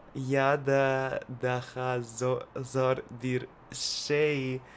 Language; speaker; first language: Turkish; non-native, learner; Russian